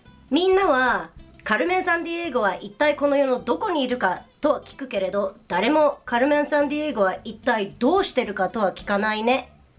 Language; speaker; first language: Japanese; early bilingual, heritage; Japanese